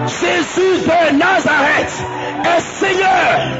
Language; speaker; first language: French; native; French